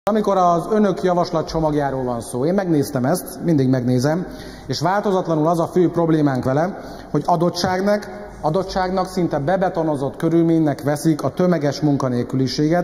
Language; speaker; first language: Hungarian; native; Hungarian